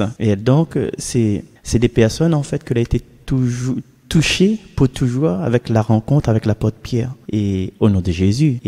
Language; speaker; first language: French; non-native, local second language; Réunion Creole French